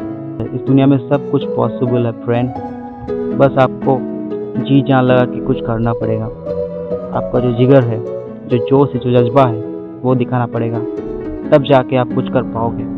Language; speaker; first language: Hindi; non-native, local second language; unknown